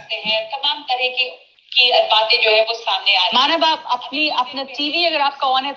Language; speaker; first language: Hindi; native; Hindi